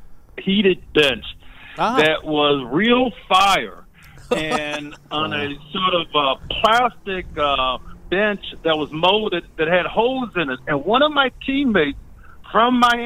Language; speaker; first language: English; native; English